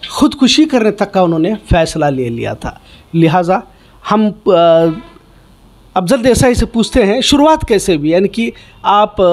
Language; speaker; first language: Hindi; non-native, local second language; Urdu